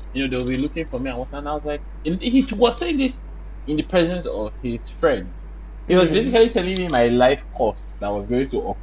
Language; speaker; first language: English; non-native, local second language; Bini